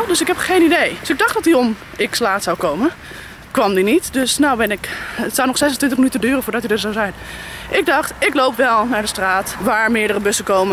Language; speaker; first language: Dutch; native; Dutch